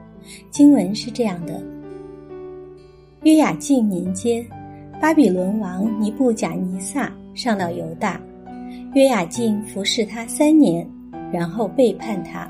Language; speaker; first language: Chinese; native; Chinese